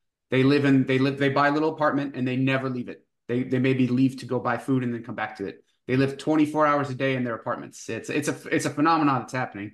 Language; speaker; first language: English; native; English